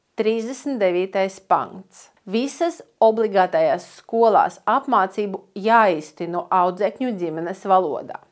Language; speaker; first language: Latvian; non-native, local second language; Russian